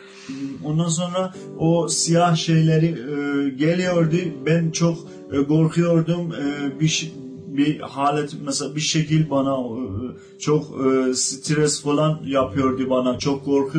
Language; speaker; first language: Turkish; non-native, local second language; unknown